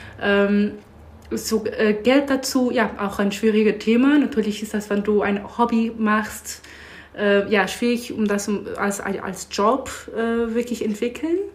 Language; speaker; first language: German; non-native, learner; English